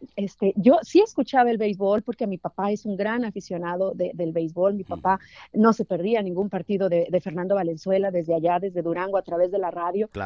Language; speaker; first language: Spanish; native; Spanish